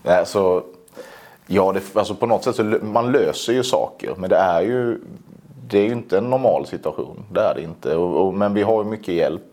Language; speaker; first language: Swedish; native; Swedish